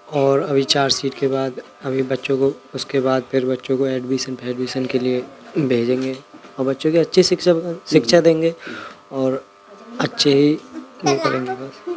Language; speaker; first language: Hindi; native; Hindi